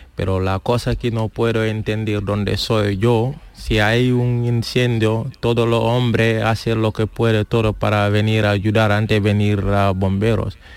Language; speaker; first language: Spanish; non-native, learner; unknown